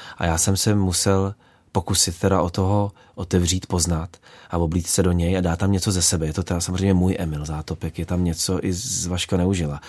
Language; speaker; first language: Czech; native; Czech